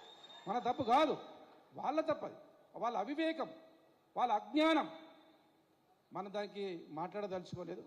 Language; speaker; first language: Telugu; native; Telugu